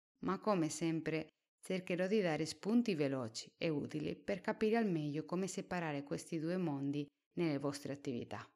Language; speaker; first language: Italian; non-native, fluent; Spanish